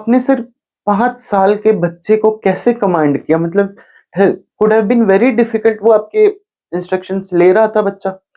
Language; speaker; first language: Hindi; native; Hindi